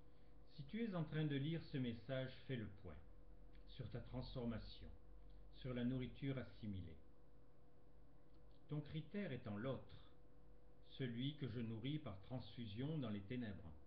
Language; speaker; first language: French; native; French